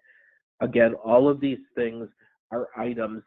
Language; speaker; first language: English; native; English